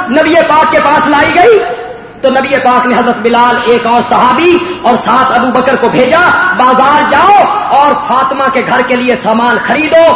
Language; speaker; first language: Urdu; non-native, local second language; Punjabi